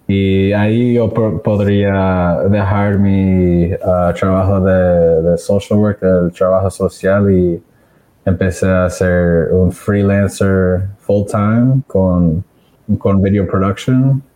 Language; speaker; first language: Spanish; early bilingual, other home language; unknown